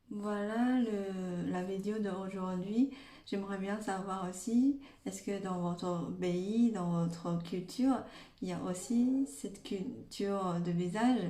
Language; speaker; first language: French; non-native, fluent; Chinese